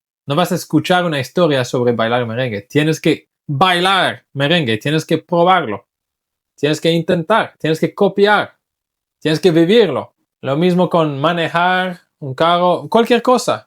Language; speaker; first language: Spanish; non-native, fluent; English